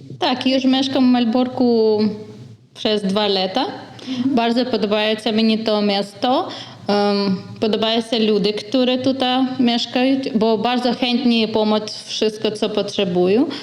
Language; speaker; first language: Polish; non-native, learner; Ukrainian